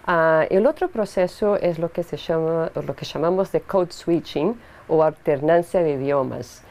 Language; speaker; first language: Spanish; non-native, fluent; Portuguese